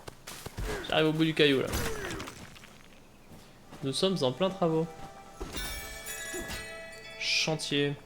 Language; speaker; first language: French; native; French